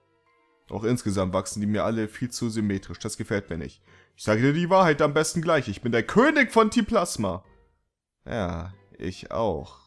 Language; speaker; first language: German; native; German